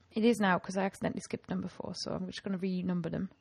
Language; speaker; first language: English; non-native, fluent; German